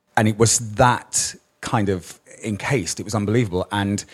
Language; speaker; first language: English; native; English